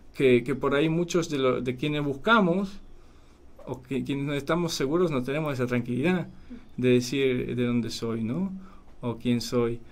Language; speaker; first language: Spanish; non-native, fluent; Polish